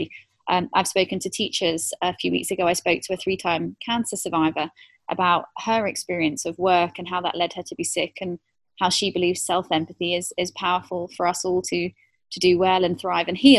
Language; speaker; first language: English; native; English